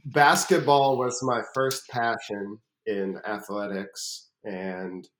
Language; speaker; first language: English; native; English